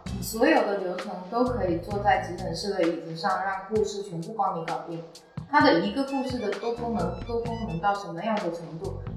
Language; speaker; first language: Chinese; non-native, local second language; Min Nan Chinese